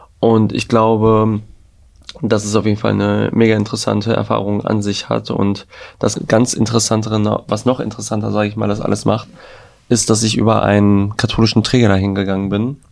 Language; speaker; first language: German; early bilingual, other home language; Albanian